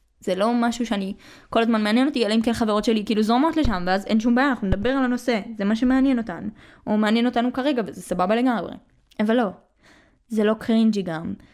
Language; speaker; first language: Hebrew; native; Hebrew